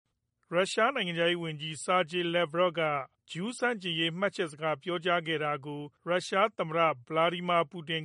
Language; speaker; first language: Burmese; native; Burmese